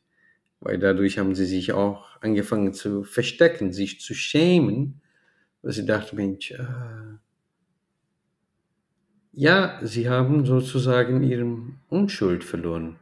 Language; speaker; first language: German; non-native, fluent; Portuguese